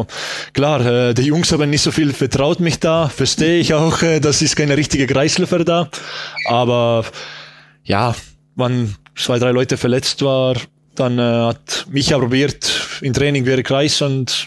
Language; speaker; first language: German; non-native, learner; Estonian